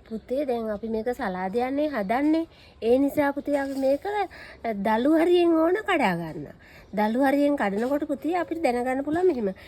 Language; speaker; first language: Sinhala; native; Sinhala